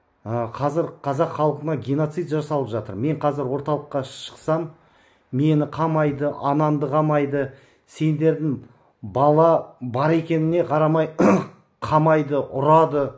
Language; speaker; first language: Kazakh; native; Kazakh